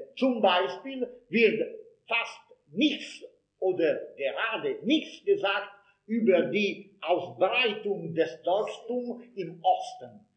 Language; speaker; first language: German; non-native, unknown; Italian